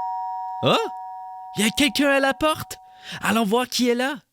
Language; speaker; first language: French; native; French